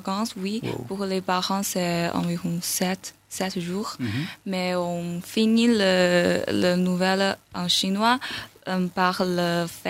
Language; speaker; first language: French; non-native, learner; Chinese